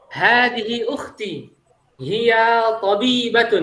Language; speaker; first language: Arabic; non-native, fluent; Indonesian